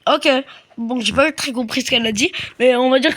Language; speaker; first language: French; native; French